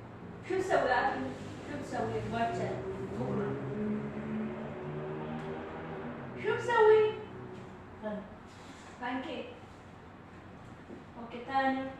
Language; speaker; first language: Arabic; non-native, learner; Oromo